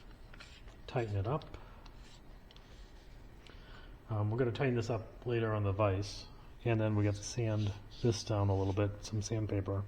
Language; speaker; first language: English; native; English